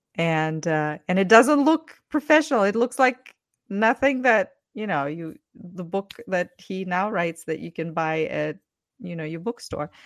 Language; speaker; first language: English; non-native, fluent; Ukrainian